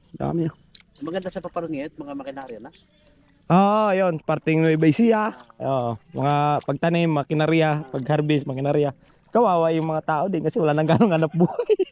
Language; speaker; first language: Filipino; native; Filipino